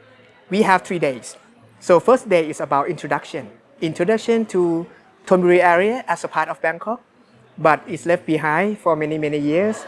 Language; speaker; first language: English; non-native, fluent; Thai